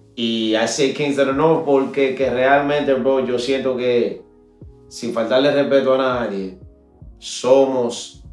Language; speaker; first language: Spanish; early bilingual, heritage; Spanish